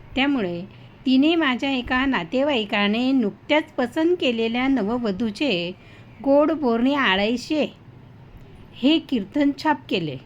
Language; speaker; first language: Marathi; non-native, local second language; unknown